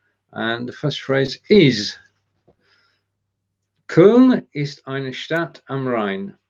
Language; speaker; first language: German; non-native, learner; English